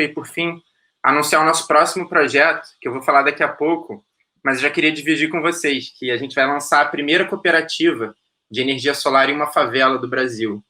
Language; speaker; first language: Portuguese; native; Portuguese